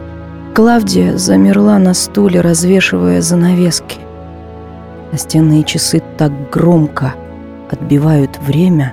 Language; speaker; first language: Russian; native; Russian